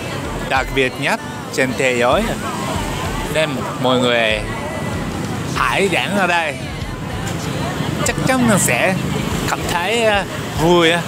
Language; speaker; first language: Vietnamese; non-native, learner; Japanese